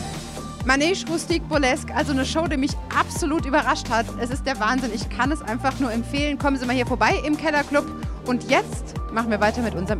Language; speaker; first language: German; native; German